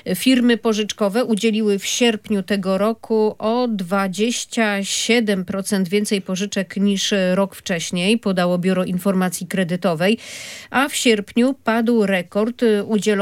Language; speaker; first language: Polish; native; Polish